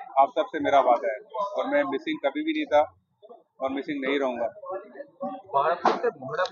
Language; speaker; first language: Hindi; native; Hindi